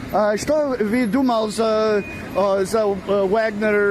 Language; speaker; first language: Russian; non-native, learner; English